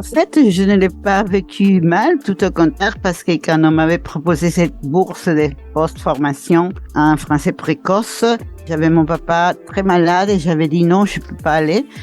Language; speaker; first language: French; non-native, fluent; Spanish